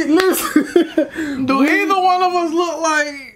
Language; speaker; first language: English; native; English